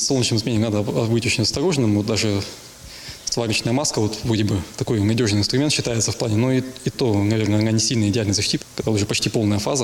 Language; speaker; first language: Russian; native; Russian